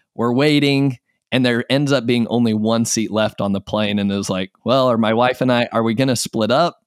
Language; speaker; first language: English; native; English